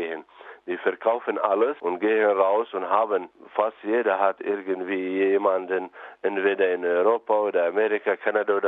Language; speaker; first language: German; non-native, learner; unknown